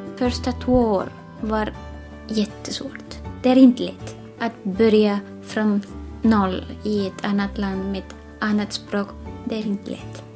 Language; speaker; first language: Swedish; non-native, fluent; Spanish